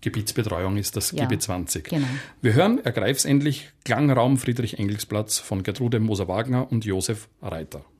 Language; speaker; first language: German; native; German